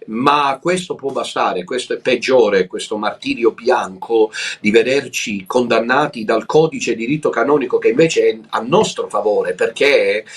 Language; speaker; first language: Italian; native; Italian